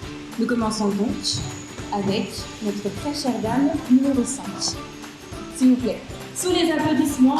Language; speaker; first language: French; native; French